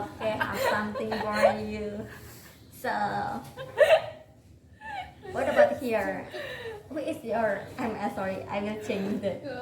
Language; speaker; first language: English; non-native, learner; Indonesian